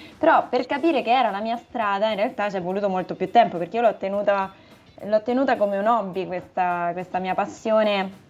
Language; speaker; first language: Italian; native; Italian